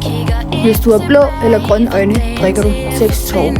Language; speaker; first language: Danish; native; Danish